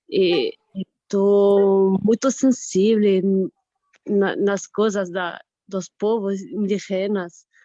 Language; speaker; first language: Portuguese; non-native, fluent; French